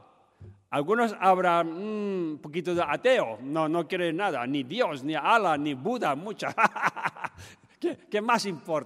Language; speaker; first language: Spanish; non-native, learner; Tibetan